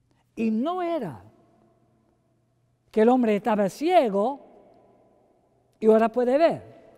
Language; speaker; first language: Spanish; non-native, fluent; English